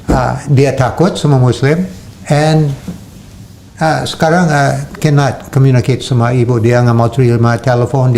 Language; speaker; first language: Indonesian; non-native, fluent; English